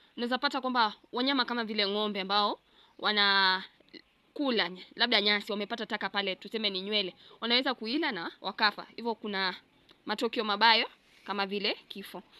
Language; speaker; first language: Swahili; non-native, local second language; Gusii